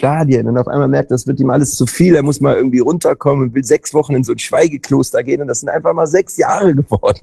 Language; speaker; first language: German; native; German